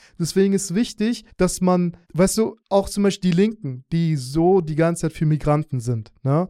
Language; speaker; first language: German; early bilingual, other home language; Russian